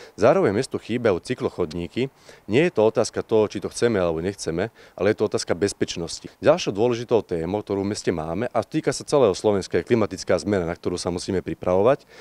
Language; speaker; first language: Slovak; native; Slovak